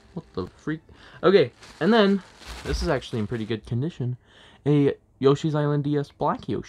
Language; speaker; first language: English; native; English